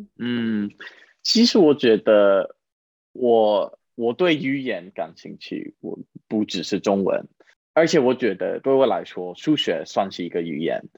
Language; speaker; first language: Chinese; non-native, fluent; English